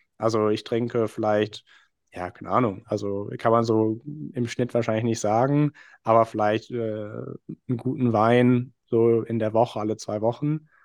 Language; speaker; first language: German; non-native, fluent; English